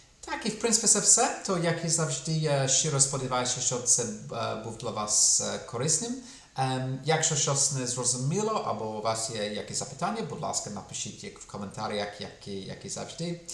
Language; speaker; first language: Ukrainian; non-native, fluent; English